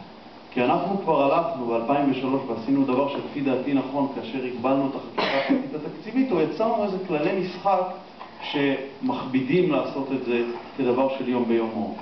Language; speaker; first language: Hebrew; native; Hebrew